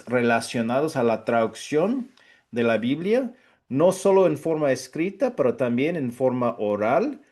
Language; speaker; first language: Spanish; non-native, fluent; English